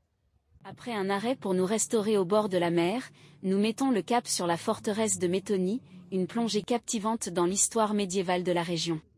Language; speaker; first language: French; native; French